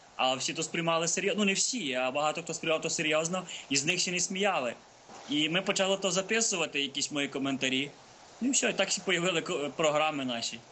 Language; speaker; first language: Ukrainian; early bilingual, heritage; Ukrainian